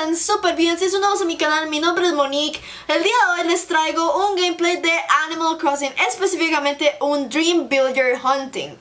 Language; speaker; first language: Spanish; native; Spanish